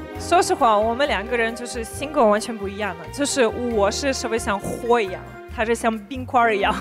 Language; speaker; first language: Chinese; non-native, fluent; Russian